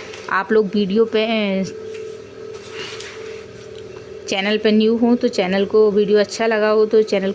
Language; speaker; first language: Hindi; native; Hindi